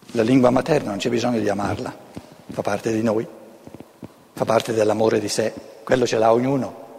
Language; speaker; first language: Italian; non-native, local second language; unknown